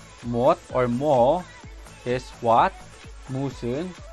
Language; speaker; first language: English; non-native, local second language; Filipino